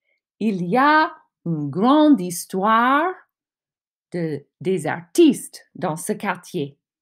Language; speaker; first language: French; non-native, fluent; English